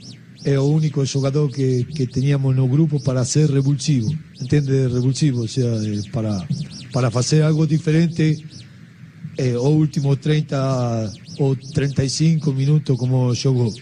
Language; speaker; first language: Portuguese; non-native, learner; Spanish